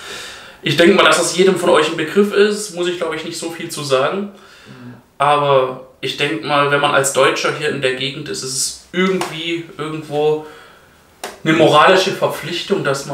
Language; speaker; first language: German; native; German